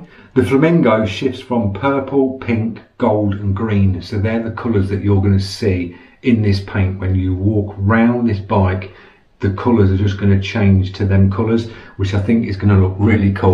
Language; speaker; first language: English; native; English